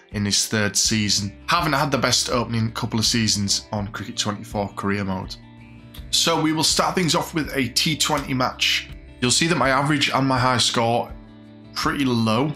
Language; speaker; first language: English; native; English